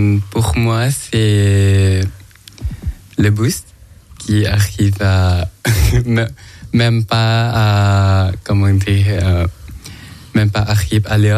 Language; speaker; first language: French; non-native, learner; Thai